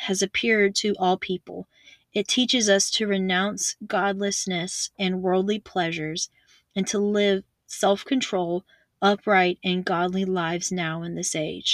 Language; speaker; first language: English; native; English